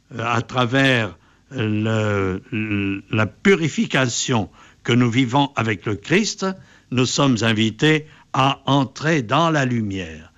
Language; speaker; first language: French; native; French